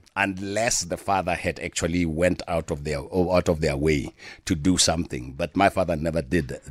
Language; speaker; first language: English; non-native, local second language; Tswana